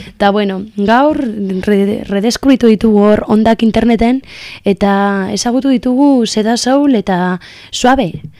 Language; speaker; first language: Basque; non-native, local second language; Spanish